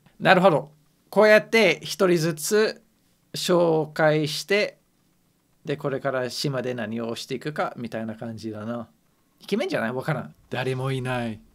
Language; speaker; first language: Japanese; non-native, fluent; Spanish